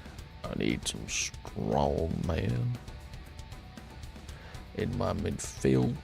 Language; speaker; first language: English; native; English